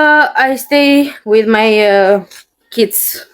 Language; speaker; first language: English; non-native, learner; Romanian